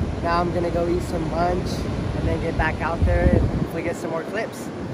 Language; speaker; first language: English; early bilingual, other home language; Japanese